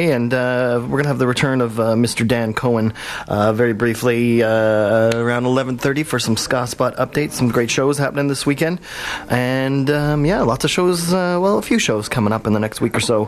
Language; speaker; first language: English; native; English